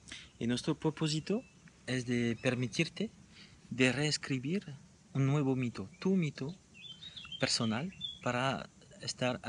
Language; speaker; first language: Spanish; non-native, fluent; French